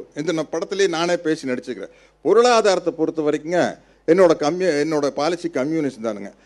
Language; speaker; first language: Tamil; native; Tamil